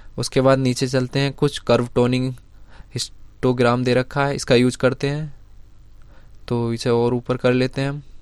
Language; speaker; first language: Hindi; native; Hindi